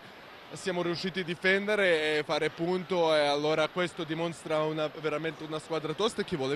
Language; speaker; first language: Italian; non-native, fluent; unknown